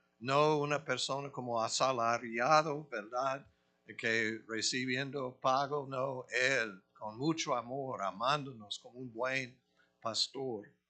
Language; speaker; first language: Spanish; non-native, fluent; English